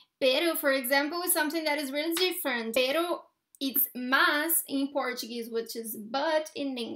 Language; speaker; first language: English; non-native, fluent; Portuguese